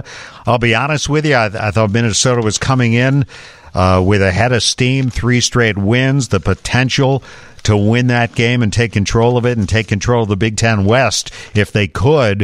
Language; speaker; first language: English; native; English